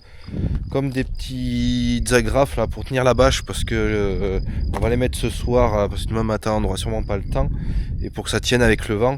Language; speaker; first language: French; native; French